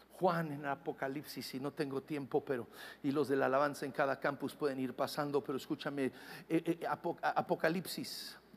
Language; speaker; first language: Spanish; non-native, fluent; English